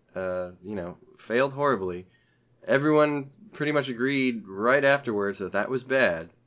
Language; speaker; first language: English; native; English